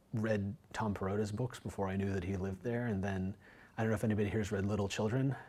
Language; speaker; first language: English; native; English